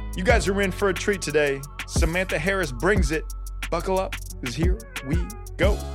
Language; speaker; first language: English; native; English